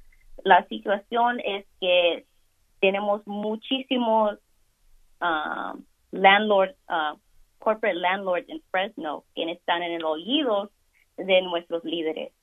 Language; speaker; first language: Spanish; early bilingual, heritage; Spanish